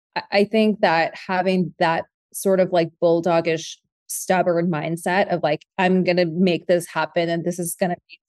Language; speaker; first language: English; native; English